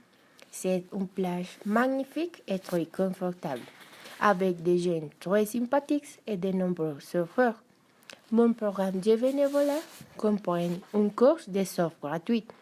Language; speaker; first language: French; non-native, learner; Spanish